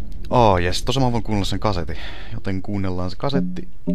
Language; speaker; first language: Finnish; native; Finnish